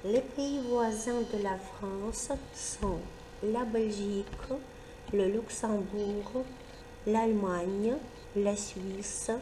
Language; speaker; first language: French; non-native, fluent; Ukrainian